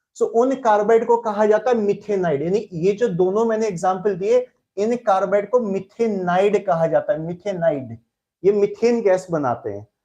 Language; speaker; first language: Hindi; native; Hindi